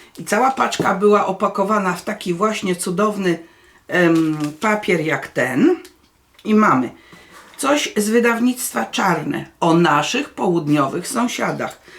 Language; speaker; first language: Polish; native; Polish